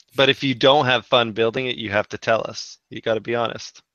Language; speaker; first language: English; native; English